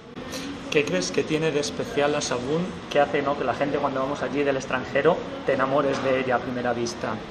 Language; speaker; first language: Spanish; native; Spanish